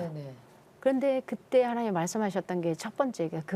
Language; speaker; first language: Korean; native; Korean